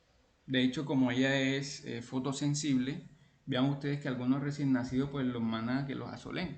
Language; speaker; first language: Spanish; native; Spanish